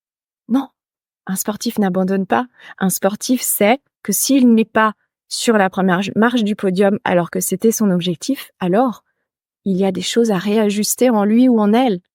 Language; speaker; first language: French; native; French